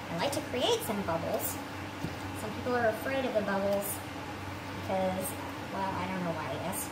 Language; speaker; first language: English; native; English